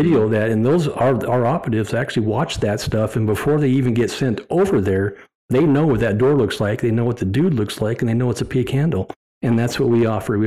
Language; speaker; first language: English; native; English